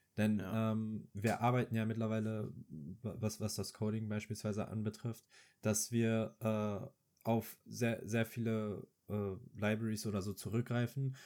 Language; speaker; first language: German; native; German